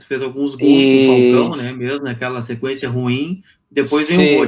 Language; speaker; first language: Portuguese; native; Portuguese